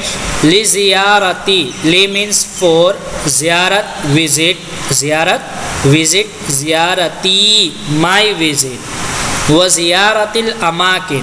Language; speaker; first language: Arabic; non-native, fluent; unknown